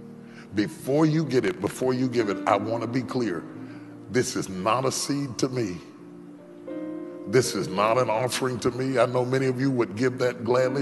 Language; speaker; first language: English; native; English